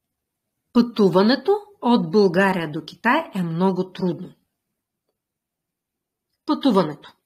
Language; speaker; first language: Bulgarian; non-native, fluent; Russian